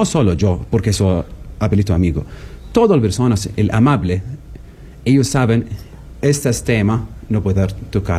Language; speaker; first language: Spanish; non-native, learner; Arabic